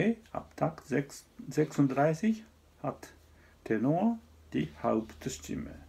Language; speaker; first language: German; non-native, fluent; Japanese